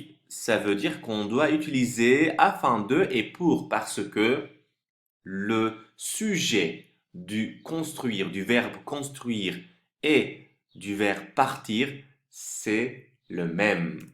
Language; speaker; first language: French; non-native, fluent; Turkish